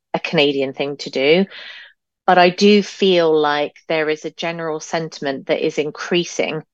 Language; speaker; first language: English; native; English